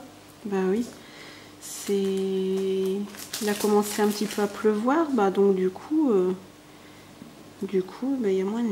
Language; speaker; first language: French; native; French